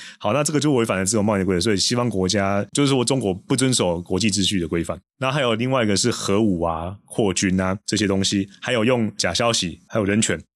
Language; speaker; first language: Chinese; native; Chinese